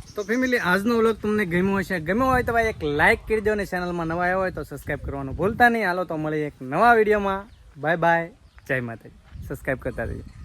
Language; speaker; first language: Gujarati; native; Gujarati